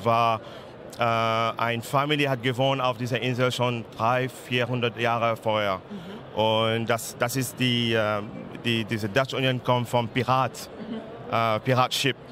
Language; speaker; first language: German; non-native, learner; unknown